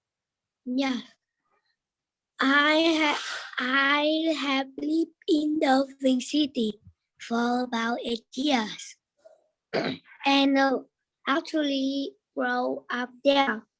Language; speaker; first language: English; non-native, learner; Vietnamese